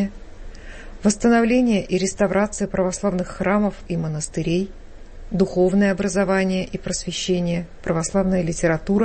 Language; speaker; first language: Russian; native; Russian